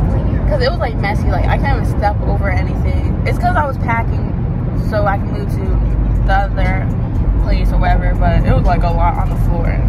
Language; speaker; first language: English; native; English